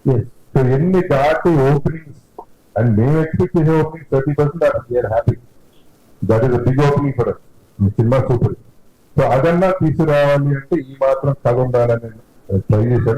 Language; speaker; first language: Telugu; native; Telugu